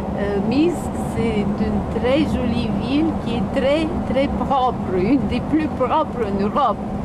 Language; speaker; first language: Russian; non-native, learner; Bulgarian